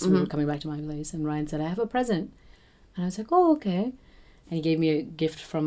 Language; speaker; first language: English; non-native, local second language; Bangla